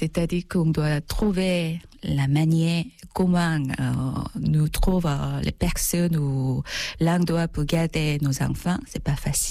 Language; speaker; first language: French; non-native, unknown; Korean